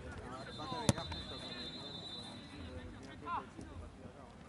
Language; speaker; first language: Spanish; native; Spanish